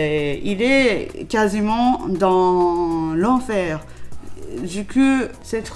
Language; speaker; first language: French; non-native, learner; Japanese